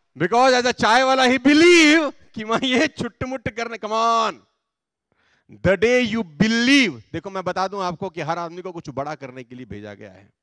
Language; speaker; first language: Hindi; native; Hindi